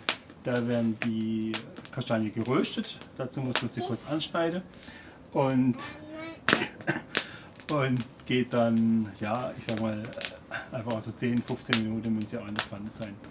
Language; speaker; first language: German; native; German